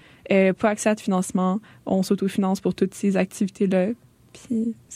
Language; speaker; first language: French; native; French